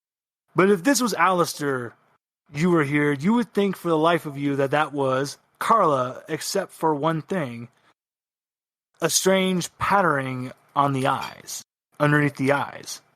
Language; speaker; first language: English; native; English